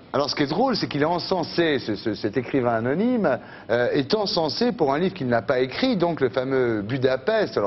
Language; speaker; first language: French; native; French